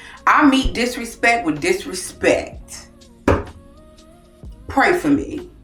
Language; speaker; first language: English; native; English